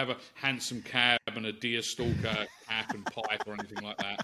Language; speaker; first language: English; native; English